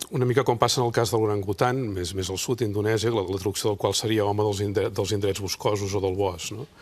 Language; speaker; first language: Catalan; native; Catalan